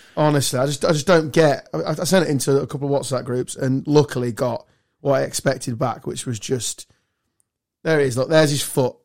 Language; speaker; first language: English; native; English